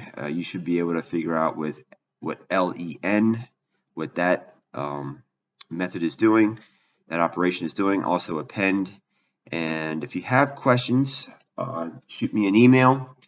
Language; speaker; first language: English; native; English